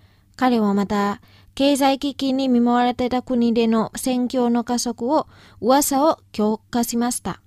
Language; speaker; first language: Japanese; non-native, fluent; Indonesian